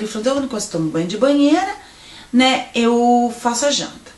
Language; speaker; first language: Portuguese; native; Portuguese